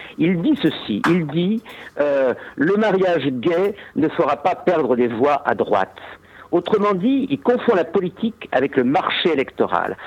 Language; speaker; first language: French; native; French